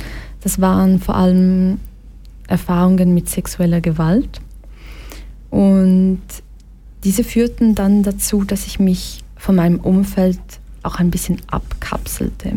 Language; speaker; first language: German; early bilingual, other home language; Portuguese